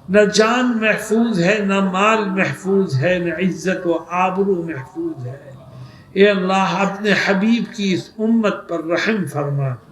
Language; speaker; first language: Urdu; native; Urdu